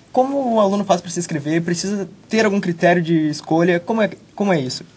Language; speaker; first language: Portuguese; native; Portuguese